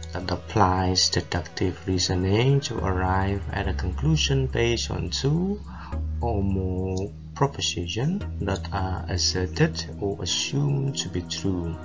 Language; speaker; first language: English; non-native, fluent; Indonesian